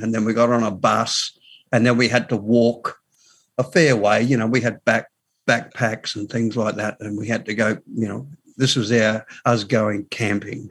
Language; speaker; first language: English; native; English